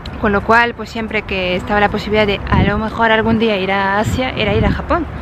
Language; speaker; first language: Spanish; non-native, fluent; French